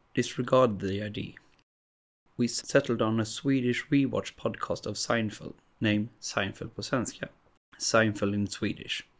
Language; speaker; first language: English; non-native, fluent; Swedish